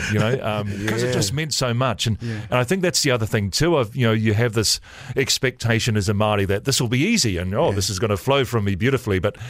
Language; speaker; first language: English; native; English